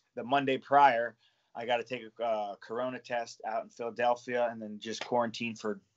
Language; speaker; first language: English; native; English